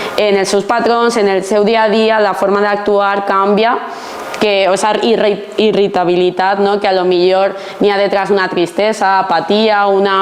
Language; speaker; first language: Catalan; non-native, local second language; Spanish